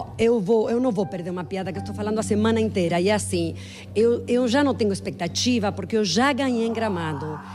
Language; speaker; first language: Portuguese; non-native, fluent; Spanish